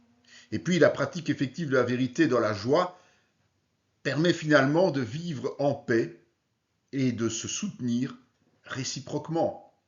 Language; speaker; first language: French; native; French